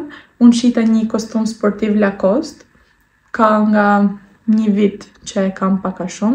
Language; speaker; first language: Albanian; native; Albanian